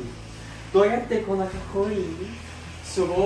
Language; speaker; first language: Japanese; non-native, learner; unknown